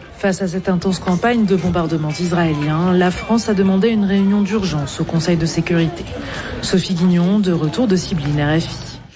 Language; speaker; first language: French; native; French